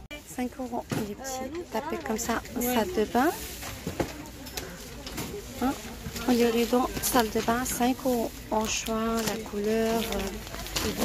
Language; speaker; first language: French; non-native, fluent; Arabic